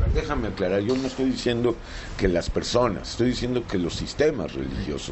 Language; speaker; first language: Spanish; native; Spanish